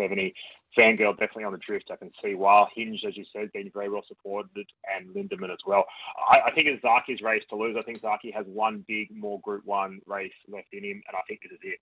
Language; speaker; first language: English; native; English